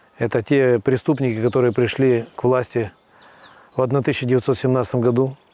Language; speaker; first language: Russian; native; Russian